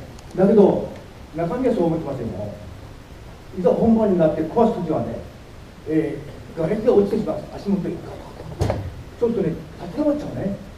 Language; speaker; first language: Japanese; native; Japanese